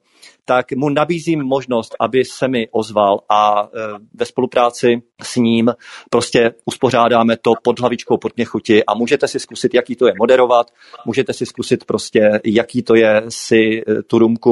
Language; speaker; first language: Czech; native; Czech